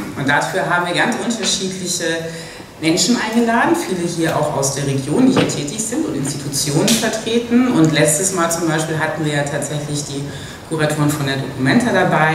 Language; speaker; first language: German; native; German